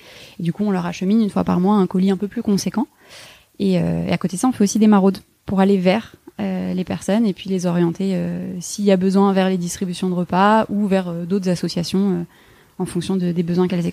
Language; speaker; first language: French; native; French